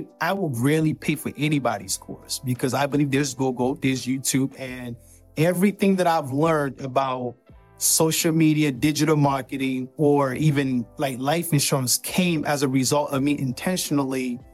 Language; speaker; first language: English; non-native, local second language; Yoruba